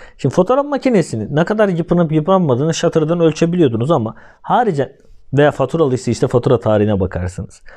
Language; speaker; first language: Turkish; native; Turkish